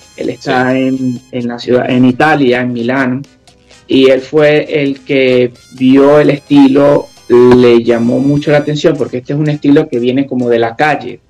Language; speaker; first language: Spanish; native; Spanish